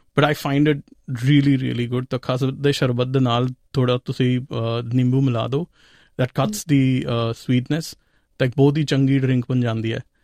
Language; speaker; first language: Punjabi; non-native, local second language; Hindi